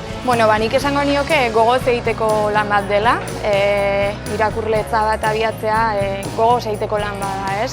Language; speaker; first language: Basque; native; Basque